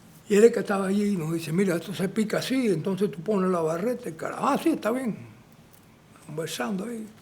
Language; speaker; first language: Spanish; native; Spanish